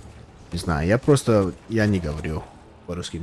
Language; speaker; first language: Russian; non-native, learner; English